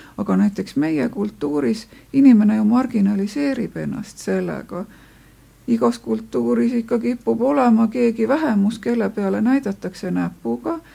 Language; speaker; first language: Estonian; native; Estonian